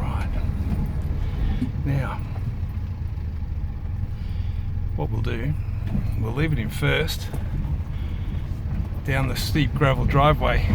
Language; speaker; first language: English; native; English